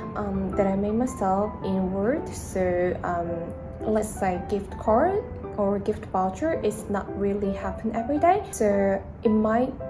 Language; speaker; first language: English; non-native, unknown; Korean